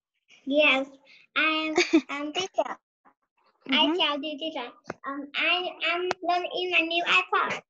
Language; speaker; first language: English; non-native, learner; Vietnamese